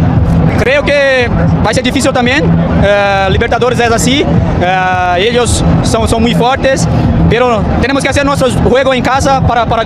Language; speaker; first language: Spanish; non-native, fluent; Portuguese